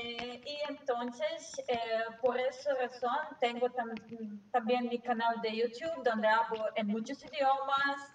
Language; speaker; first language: Spanish; non-native, fluent; Serbian